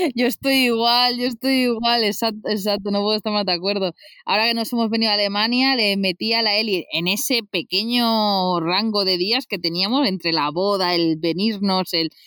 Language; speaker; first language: Spanish; native; Spanish